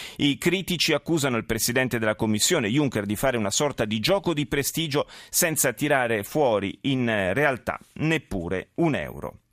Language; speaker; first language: Italian; native; Italian